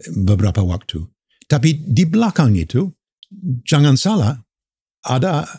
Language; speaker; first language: Indonesian; non-native, fluent; English